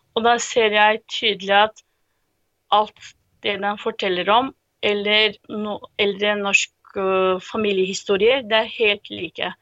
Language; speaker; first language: Norwegian; early bilingual, other home language; Turkish